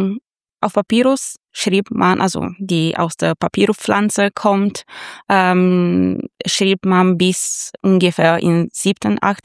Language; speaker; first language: German; non-native, fluent; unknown